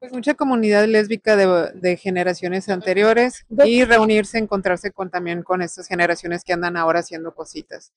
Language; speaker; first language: Spanish; native; Spanish